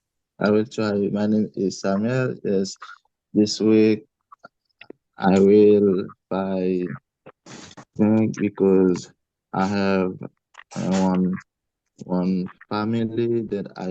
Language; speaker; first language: English; non-native, learner; Haitian Creole